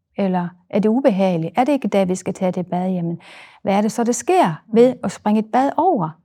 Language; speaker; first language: Danish; native; Danish